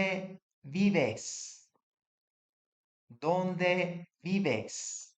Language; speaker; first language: Spanish; non-native, fluent; English